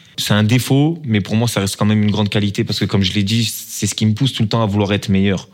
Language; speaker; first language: French; native; French